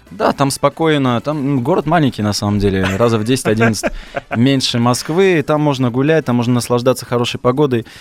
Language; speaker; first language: Russian; early bilingual, heritage; French